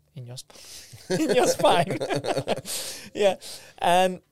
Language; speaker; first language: English; non-native, fluent; Lithuanian